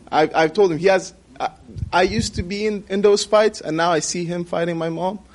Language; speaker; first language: English; non-native, fluent; Persian